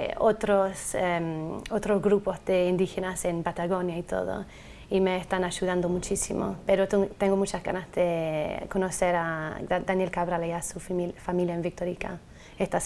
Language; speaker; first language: Spanish; non-native, fluent; English